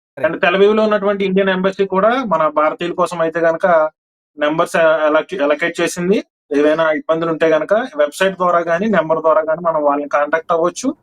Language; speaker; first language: Telugu; native; Telugu